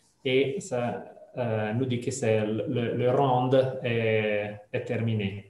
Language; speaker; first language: French; non-native, fluent; Italian